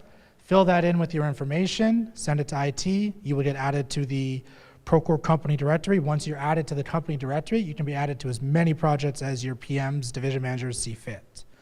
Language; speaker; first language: English; native; English